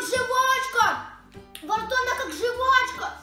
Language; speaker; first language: Russian; native; Russian